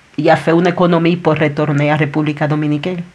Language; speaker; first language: French; non-native, learner; Spanish